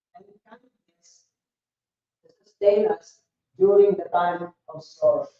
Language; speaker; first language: English; non-native, local second language; Filipino